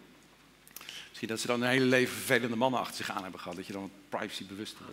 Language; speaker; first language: Dutch; native; Dutch